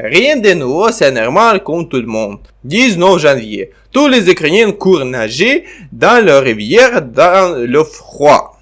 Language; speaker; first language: French; non-native, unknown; Ukrainian